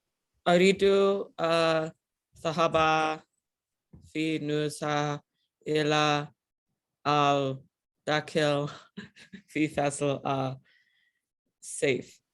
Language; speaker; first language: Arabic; non-native, learner; English